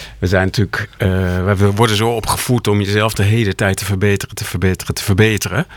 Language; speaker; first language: Dutch; native; Dutch